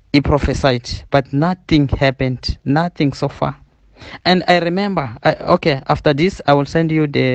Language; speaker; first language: English; non-native, learner; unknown